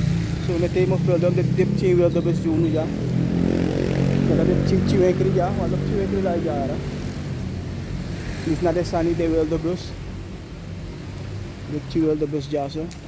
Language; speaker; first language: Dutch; non-native, local second language; Sranan Tongo